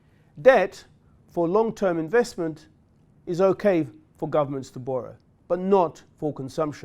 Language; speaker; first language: English; native; English